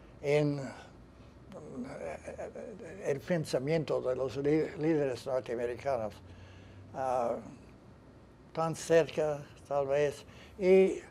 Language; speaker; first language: Spanish; non-native, fluent; English